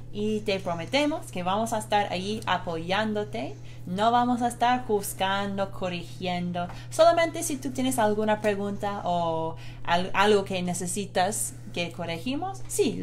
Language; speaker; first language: Spanish; non-native, fluent; English